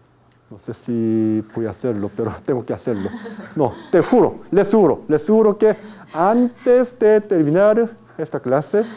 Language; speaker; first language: Spanish; non-native, fluent; Korean